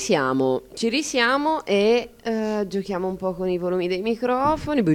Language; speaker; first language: Italian; native; Italian